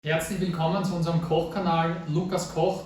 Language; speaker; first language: German; native; German